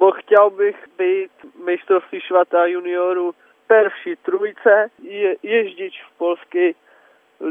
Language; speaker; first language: Polish; non-native, learner; Czech